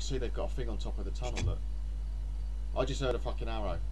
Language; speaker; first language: English; native; English